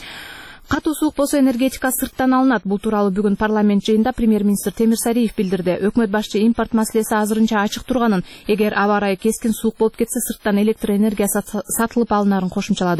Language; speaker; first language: Kyrgyz; native; Kyrgyz